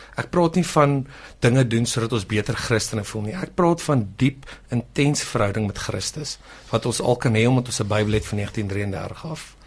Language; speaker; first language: Afrikaans; native; Afrikaans